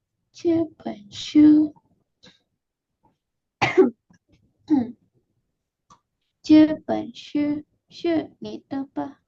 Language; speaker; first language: Chinese; non-native, learner; Indonesian